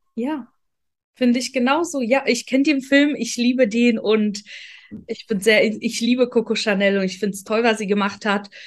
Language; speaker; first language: German; non-native, fluent; Polish